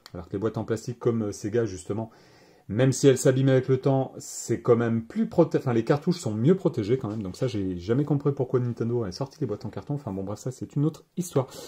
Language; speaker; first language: French; native; French